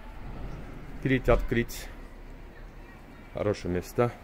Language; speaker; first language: Russian; non-native, learner; Turkish